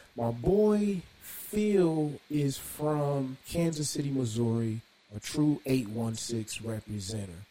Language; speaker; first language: English; native; English